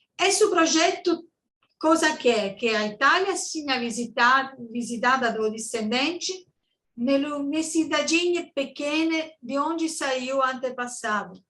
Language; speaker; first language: Portuguese; non-native, learner; Italian